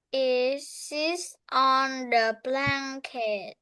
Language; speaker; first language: English; non-native, learner; Vietnamese